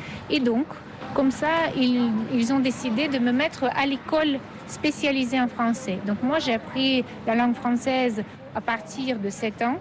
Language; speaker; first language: French; non-native, fluent; Russian